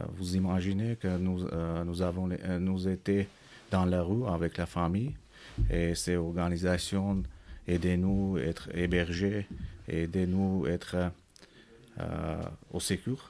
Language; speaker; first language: French; non-native, learner; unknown